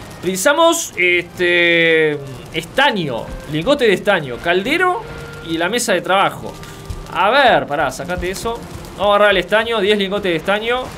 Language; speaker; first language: Spanish; native; Spanish